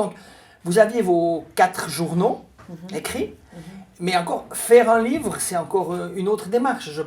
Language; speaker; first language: French; native; French